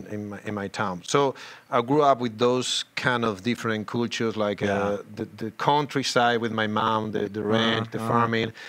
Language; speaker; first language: English; non-native, learner; Spanish